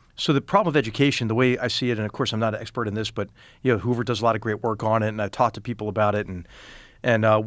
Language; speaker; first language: English; native; English